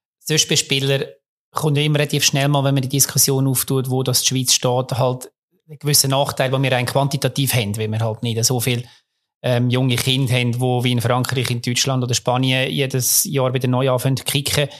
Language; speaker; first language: German; native; German